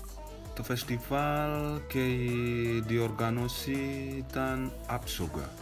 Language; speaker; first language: Greek; non-native, fluent; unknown